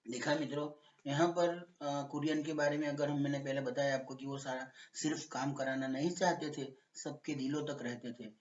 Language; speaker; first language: Hindi; non-native, local second language; Gujarati